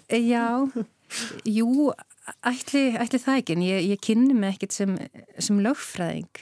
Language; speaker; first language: Icelandic; native; Icelandic